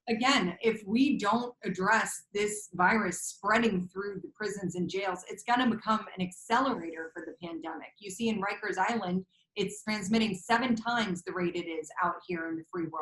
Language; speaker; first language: English; native; English